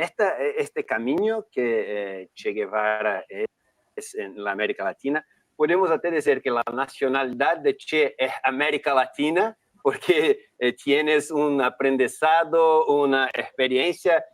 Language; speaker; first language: Spanish; non-native, learner; Portuguese